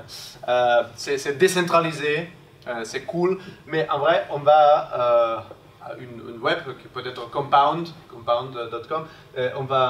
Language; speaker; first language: French; non-native, fluent; Spanish